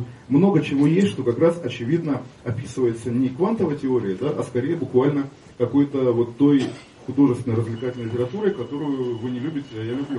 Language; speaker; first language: Russian; native; Russian